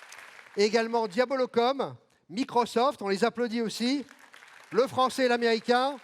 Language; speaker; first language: French; native; French